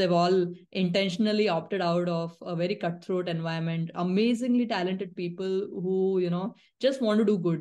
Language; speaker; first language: English; non-native, local second language; Marathi